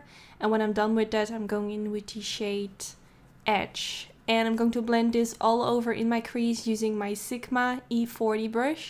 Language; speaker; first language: English; non-native, fluent; Dutch